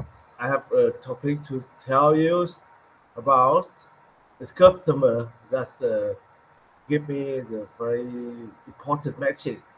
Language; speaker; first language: English; non-native, learner; Vietnamese